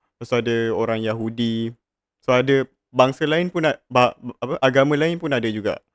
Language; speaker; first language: Malay; native; Malay